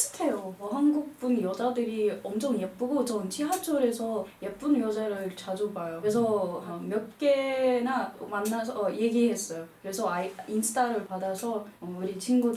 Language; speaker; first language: Korean; non-native, fluent; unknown